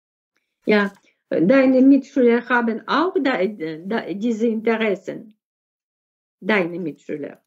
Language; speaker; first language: German; non-native, fluent; Russian